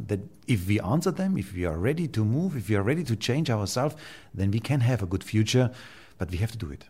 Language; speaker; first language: English; non-native, fluent; German